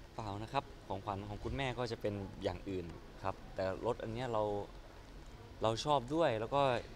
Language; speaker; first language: Thai; native; Thai